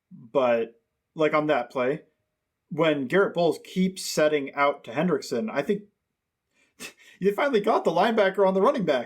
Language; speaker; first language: English; native; English